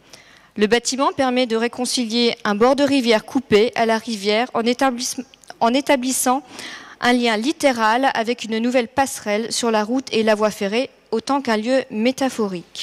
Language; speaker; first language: French; native; French